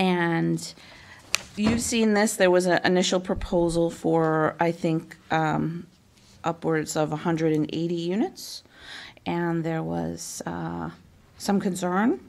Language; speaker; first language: English; native; English